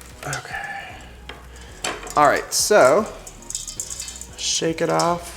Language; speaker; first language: English; native; English